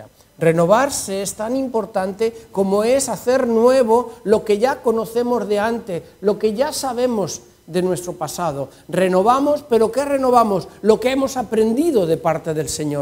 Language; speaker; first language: Spanish; native; Spanish